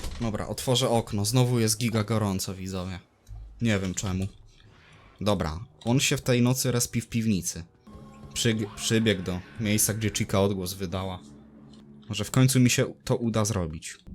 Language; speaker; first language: Polish; native; Polish